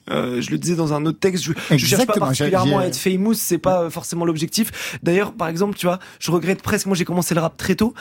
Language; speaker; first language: French; native; French